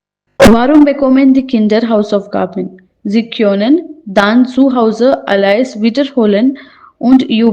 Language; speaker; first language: German; non-native, fluent; Hindi